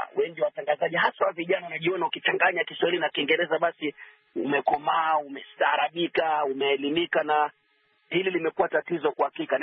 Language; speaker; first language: Swahili; native; Swahili